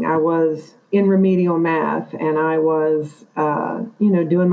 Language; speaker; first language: English; native; English